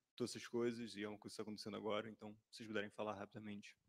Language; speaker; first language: Portuguese; non-native, fluent; French